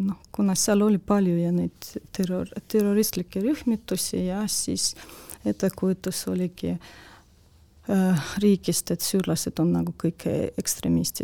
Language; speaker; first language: Estonian; non-native, local second language; Russian